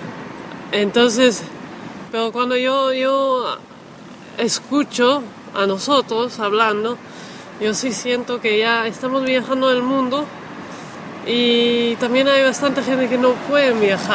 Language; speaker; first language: Spanish; non-native, fluent; Dutch